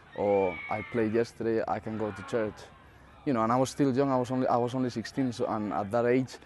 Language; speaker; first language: English; non-native, fluent; Spanish